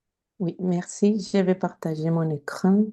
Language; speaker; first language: French; non-native, fluent; Spanish